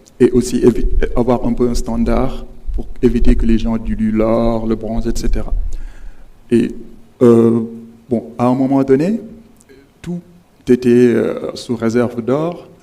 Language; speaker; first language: French; non-native, local second language; Wolof